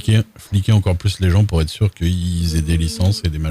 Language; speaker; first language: French; native; French